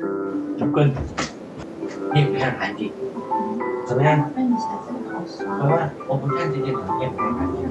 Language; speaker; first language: Chinese; early bilingual, heritage; Chinese